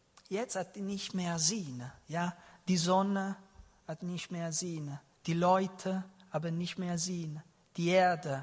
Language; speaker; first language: German; non-native, learner; Italian